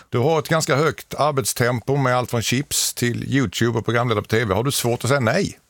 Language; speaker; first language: Swedish; native; Swedish